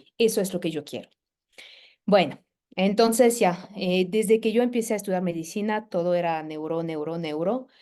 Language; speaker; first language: Spanish; non-native, fluent; French